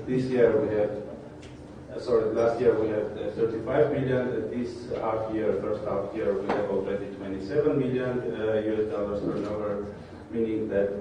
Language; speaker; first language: English; non-native, fluent; Armenian